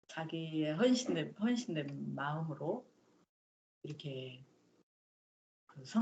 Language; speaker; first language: Korean; native; Korean